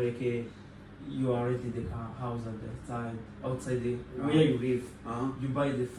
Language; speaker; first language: English; non-native, local second language; Kinyarwanda